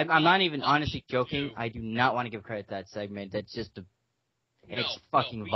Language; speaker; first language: English; native; English